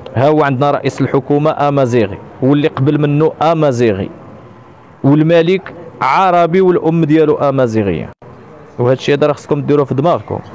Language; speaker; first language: Arabic; native; Arabic